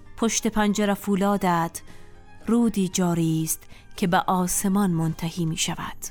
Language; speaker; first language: Persian; native; Persian